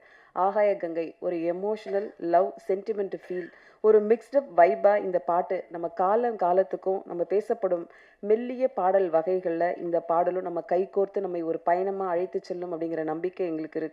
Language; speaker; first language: Tamil; native; Tamil